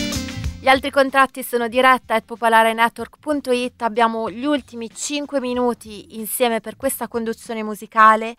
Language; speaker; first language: Italian; native; Italian